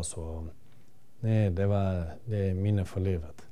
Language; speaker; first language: Swedish; early bilingual, other home language; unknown